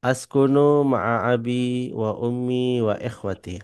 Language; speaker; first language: Arabic; non-native, fluent; Indonesian